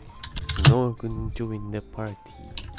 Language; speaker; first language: Japanese; non-native, learner; Chinese